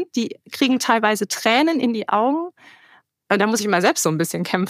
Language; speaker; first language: German; native; German